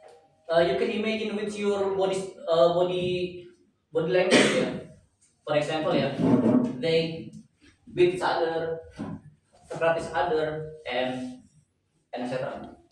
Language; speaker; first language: English; non-native, learner; Indonesian